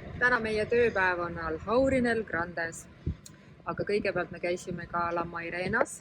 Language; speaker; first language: Estonian; native; Estonian